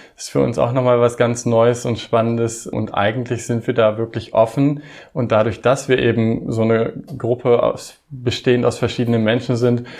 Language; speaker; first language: German; native; German